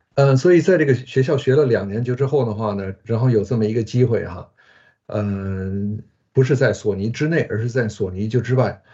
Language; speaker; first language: Chinese; early bilingual, other home language; Japanese